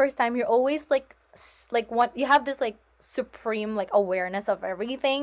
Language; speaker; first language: English; non-native, local second language; Filipino